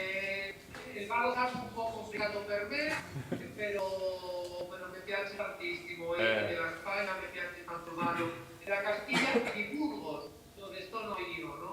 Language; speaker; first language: Italian; non-native, learner; Spanish